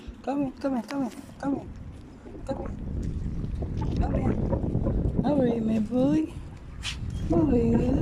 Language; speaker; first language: English; non-native, local second language; Filipino